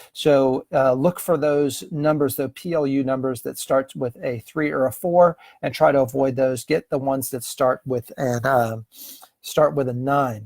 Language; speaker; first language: English; native; English